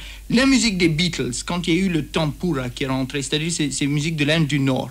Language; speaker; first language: French; native; French